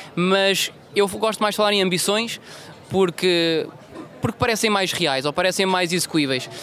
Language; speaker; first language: Portuguese; native; Portuguese